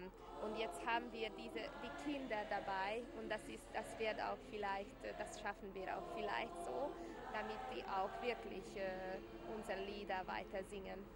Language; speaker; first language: German; non-native, local second language; Hungarian